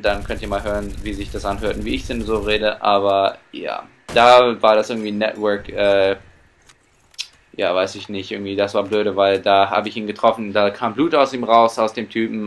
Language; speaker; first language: German; early bilingual, heritage; German